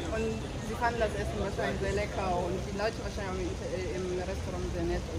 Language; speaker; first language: German; early bilingual, other home language; Arabic